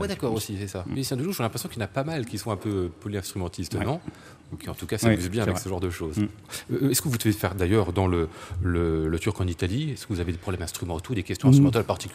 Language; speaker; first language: French; native; French